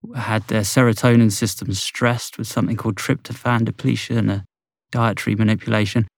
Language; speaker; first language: English; native; English